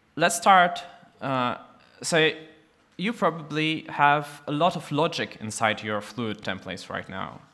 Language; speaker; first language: English; non-native, fluent; Russian